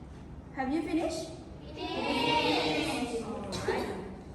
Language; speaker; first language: English; non-native, fluent; Indonesian